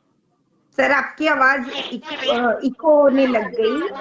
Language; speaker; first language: Hindi; native; Hindi